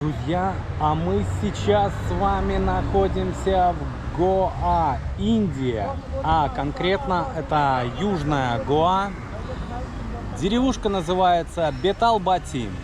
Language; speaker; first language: Russian; native; Russian